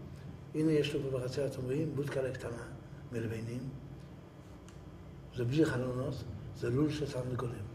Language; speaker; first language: Hebrew; early bilingual, other home language; Yiddish